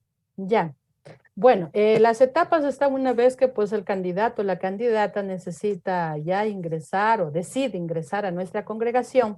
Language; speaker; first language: Spanish; native; Spanish